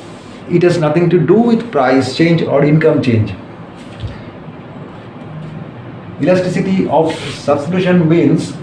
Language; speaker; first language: English; non-native, local second language; Bangla